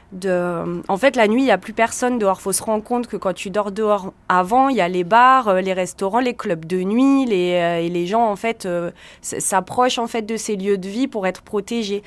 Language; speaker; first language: French; native; French